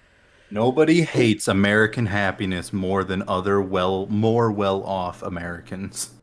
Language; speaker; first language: English; native; English